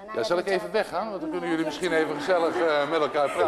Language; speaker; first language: Dutch; native; Dutch